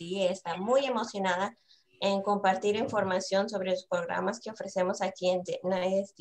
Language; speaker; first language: Spanish; early bilingual, heritage; Spanish